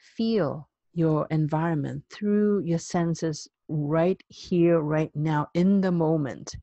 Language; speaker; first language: English; non-native, local second language; Cantonese